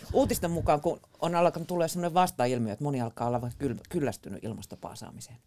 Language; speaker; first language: Finnish; native; Finnish